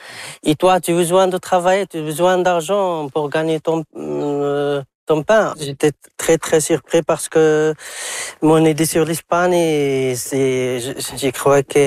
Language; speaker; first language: French; non-native, local second language; Arabic